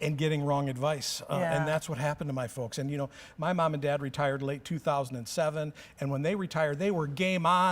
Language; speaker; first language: English; native; English